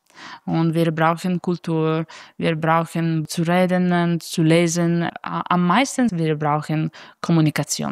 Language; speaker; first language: German; non-native, fluent; Italian